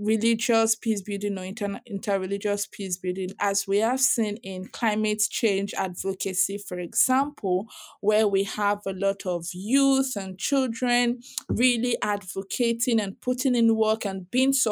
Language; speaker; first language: English; non-native, local second language; Yoruba